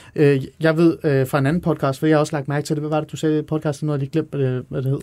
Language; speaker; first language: Danish; early bilingual, other home language; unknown